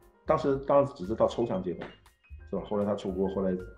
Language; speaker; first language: Chinese; native; Chinese